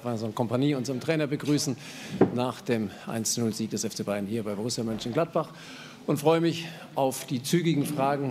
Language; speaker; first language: German; native; German